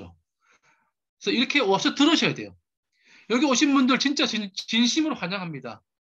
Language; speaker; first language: Korean; native; Korean